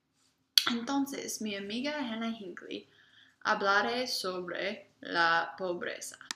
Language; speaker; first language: Spanish; non-native, learner; English